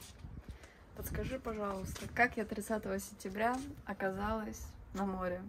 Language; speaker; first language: Russian; native; Russian